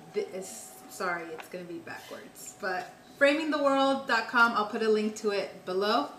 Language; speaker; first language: English; native; English